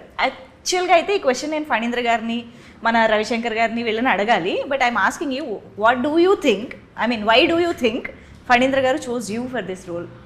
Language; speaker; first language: Telugu; native; Telugu